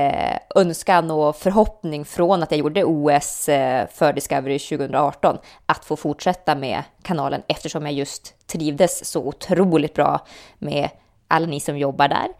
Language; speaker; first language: Swedish; native; Swedish